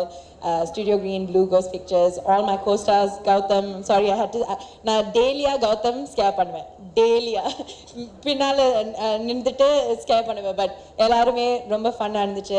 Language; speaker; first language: Tamil; early bilingual, heritage; Tamil